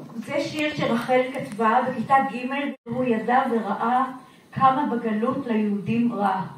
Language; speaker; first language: Hebrew; native; Hebrew